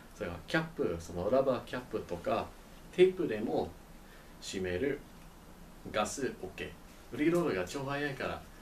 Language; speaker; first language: Japanese; non-native, learner; English